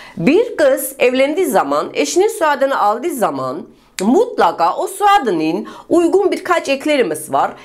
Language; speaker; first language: Turkish; non-native, fluent; Russian